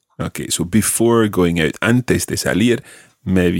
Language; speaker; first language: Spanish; non-native, fluent; English